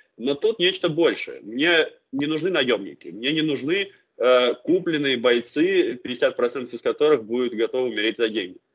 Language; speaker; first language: Russian; native; Russian